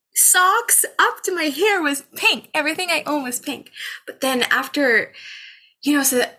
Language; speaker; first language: English; non-native, fluent; Arabic